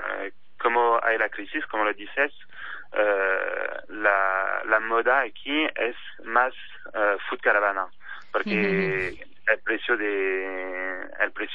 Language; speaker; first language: Spanish; non-native, fluent; French